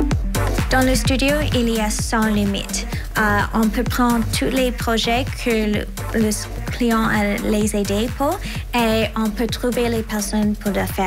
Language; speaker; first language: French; non-native, learner; English